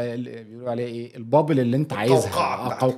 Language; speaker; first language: Arabic; native; Arabic